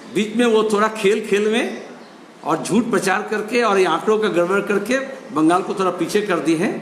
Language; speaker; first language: Hindi; non-native, local second language; Bangla